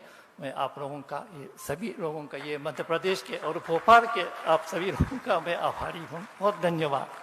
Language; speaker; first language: Hindi; non-native, fluent; Japanese